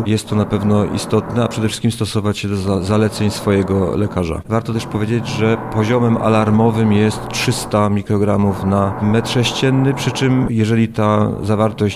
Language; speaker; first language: Polish; native; Polish